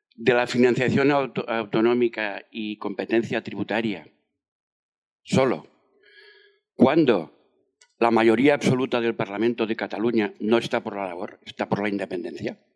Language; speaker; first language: Spanish; non-native, fluent; French